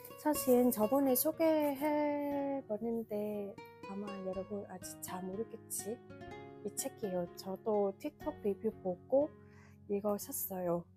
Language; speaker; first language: Korean; non-native, fluent; Vietnamese